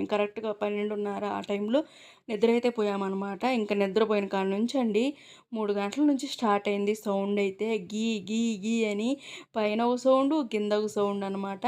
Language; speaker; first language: Telugu; native; Telugu